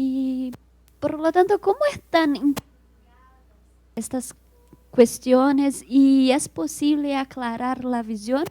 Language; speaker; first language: Spanish; non-native, learner; Portuguese